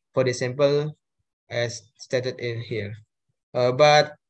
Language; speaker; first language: English; non-native, learner; Indonesian